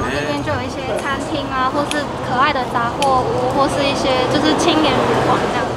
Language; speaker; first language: Chinese; non-native, fluent; Japanese